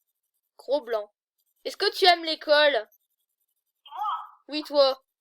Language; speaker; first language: French; native; French